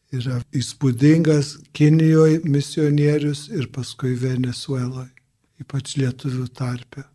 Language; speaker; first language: Lithuanian; early bilingual, heritage; Lithuanian